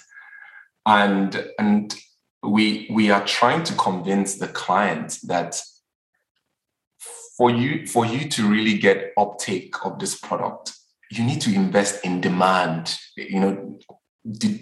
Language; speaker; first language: English; non-native, local second language; Yoruba